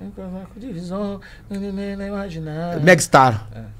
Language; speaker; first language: Portuguese; native; Portuguese